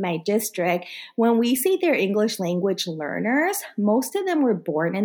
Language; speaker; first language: English; early bilingual, other home language; Korean